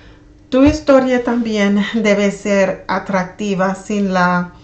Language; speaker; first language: Spanish; non-native, learner; English